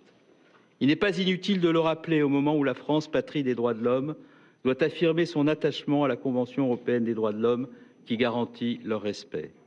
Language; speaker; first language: French; native; French